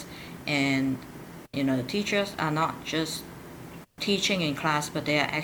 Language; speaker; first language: English; non-native, local second language; Cantonese